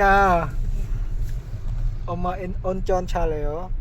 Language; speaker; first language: Korean; non-native, learner; Khmer